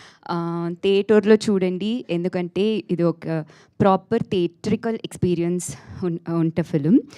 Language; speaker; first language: Telugu; non-native, learner; Tamil